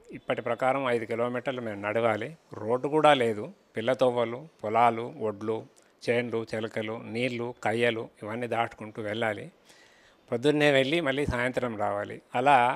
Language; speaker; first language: Telugu; native; Telugu